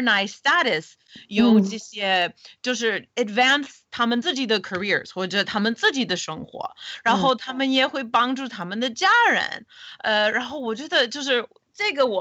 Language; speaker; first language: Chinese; non-native, fluent; English